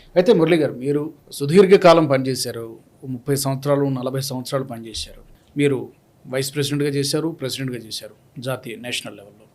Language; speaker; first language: Telugu; native; Telugu